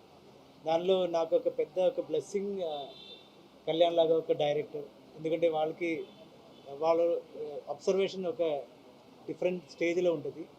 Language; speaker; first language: Telugu; non-native, fluent; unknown